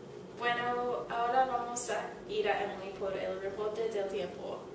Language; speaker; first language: Spanish; non-native, learner; English